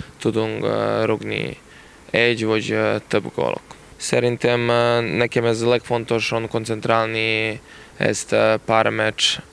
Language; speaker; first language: Hungarian; non-native, learner; Serbian